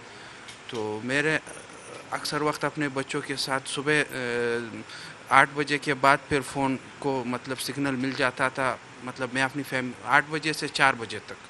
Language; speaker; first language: Hindi; non-native, fluent; Pashto